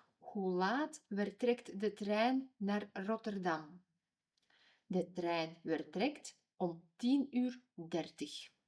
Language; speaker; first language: Dutch; non-native, fluent; Ukrainian